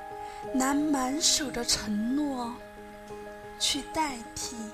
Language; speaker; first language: Chinese; native; Chinese